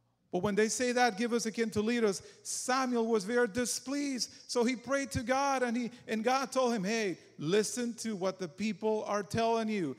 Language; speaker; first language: English; non-native, fluent; Spanish